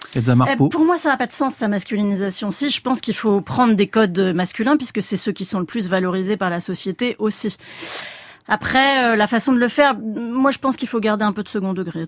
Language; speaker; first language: French; native; French